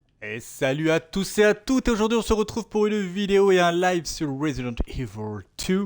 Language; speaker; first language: French; native; French